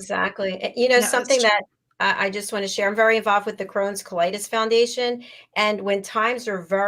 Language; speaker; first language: English; native; English